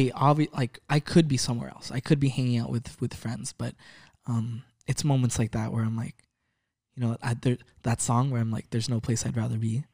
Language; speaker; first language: English; early bilingual, other home language; Filipino